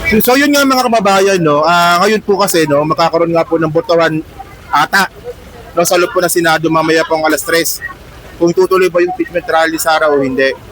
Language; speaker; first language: Filipino; native; Filipino